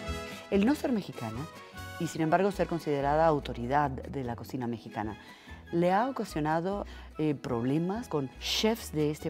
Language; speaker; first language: Spanish; native; Spanish